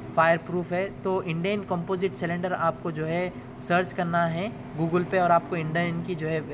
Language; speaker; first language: Hindi; non-native, local second language; Urdu